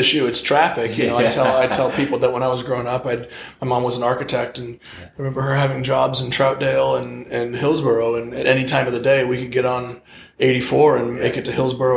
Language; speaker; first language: English; native; English